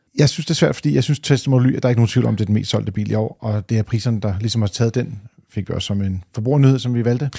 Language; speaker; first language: Danish; native; Danish